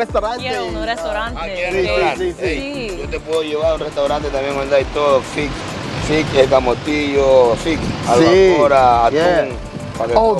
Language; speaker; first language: Spanish; non-native, learner; English